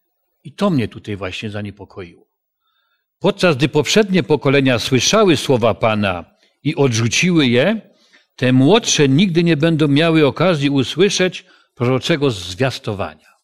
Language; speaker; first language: Polish; native; Polish